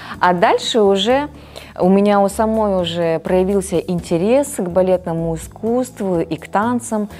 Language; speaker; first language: Russian; native; Russian